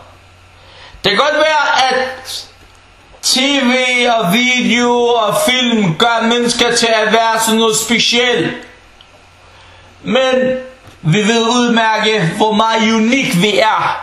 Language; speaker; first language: Danish; non-native, fluent; Arabic